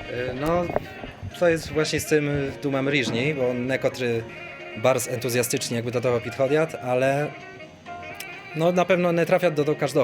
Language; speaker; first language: Polish; non-native, local second language; Rusyn